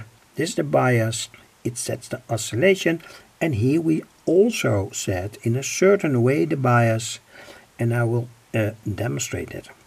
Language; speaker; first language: English; non-native, fluent; Dutch